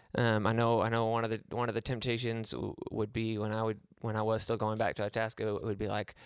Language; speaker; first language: English; native; English